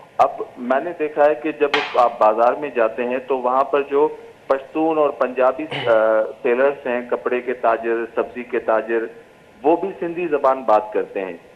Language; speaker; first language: Urdu; non-native, local second language; Sindhi